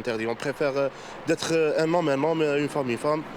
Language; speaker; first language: French; non-native, learner; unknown